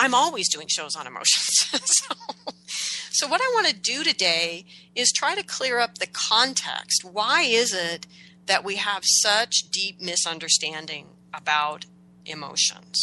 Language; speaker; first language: English; native; English